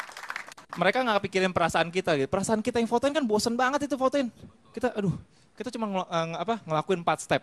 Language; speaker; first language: Indonesian; native; Indonesian